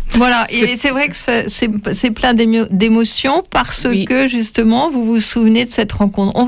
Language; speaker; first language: French; native; French